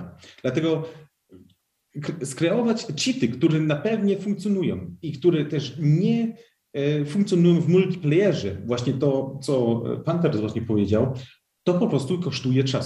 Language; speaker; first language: Polish; early bilingual, heritage; Polish